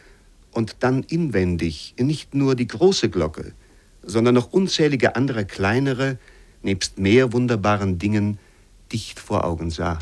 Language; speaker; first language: German; native; German